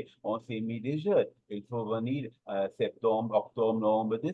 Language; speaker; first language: French; non-native, learner; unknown